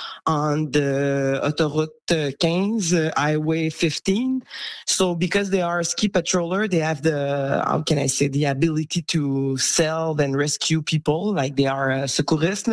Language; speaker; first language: English; non-native, local second language; French